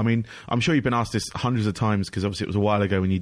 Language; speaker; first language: English; native; English